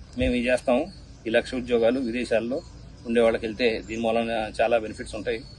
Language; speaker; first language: Telugu; native; Telugu